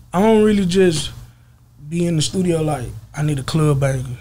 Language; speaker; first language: English; native; English